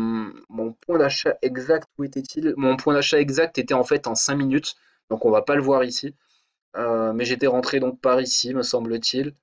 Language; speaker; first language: French; native; French